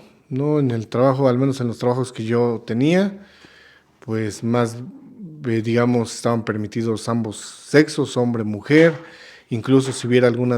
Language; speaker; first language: Spanish; native; Spanish